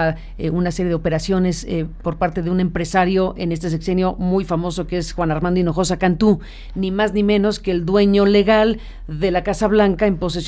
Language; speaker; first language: Spanish; native; Spanish